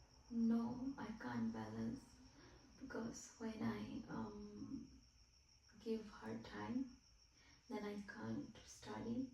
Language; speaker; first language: English; non-native, fluent; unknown